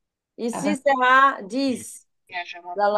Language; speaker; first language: French; non-native, learner; Portuguese